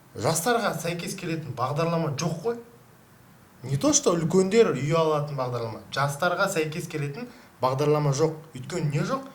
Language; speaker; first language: Kazakh; native; Kazakh